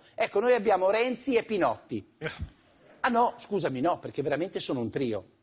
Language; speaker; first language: Italian; native; Italian